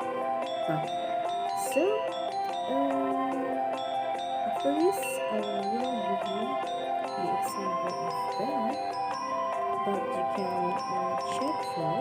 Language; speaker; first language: English; non-native, local second language; Indonesian